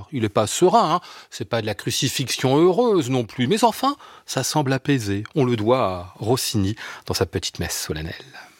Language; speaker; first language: French; native; French